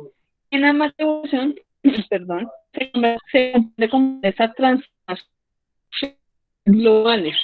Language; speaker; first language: Spanish; native; Spanish